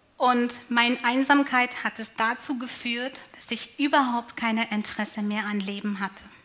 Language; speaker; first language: German; non-native, fluent; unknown